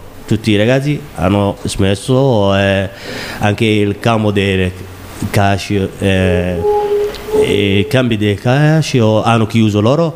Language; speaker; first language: Italian; non-native, learner; Somali